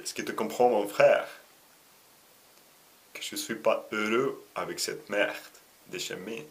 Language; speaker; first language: French; non-native, learner; Russian